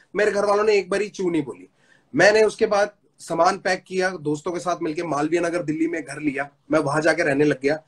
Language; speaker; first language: Hindi; native; Hindi